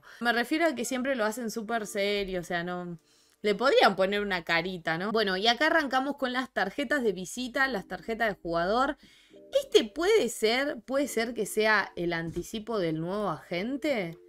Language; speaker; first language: Spanish; native; Spanish